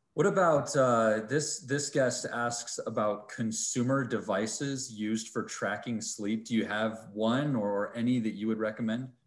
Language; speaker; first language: English; native; English